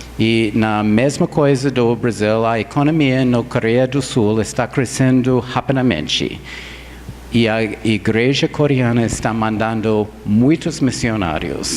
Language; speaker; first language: Portuguese; non-native, fluent; English